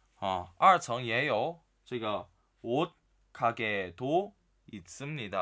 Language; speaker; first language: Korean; non-native, fluent; Chinese